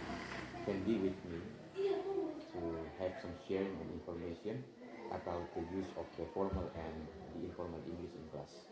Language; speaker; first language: English; non-native, learner; Indonesian